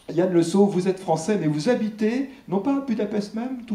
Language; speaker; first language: French; native; French